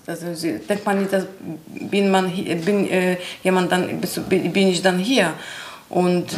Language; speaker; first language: German; non-native, learner; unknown